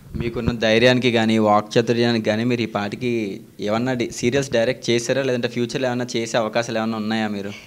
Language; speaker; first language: Telugu; native; Telugu